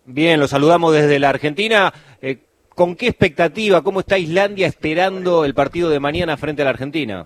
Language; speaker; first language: Spanish; native; Spanish